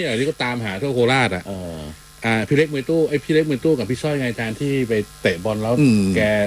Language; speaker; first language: Thai; native; Thai